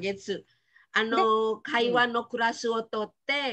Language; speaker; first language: Japanese; non-native, fluent; Indonesian